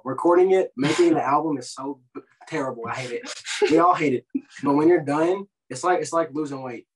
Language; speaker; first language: English; native; English